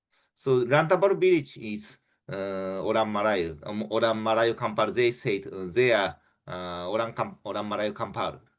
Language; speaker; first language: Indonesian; non-native, learner; Japanese